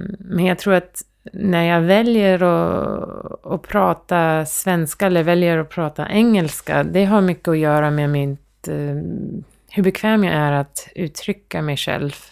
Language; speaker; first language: Swedish; early bilingual, heritage; Swedish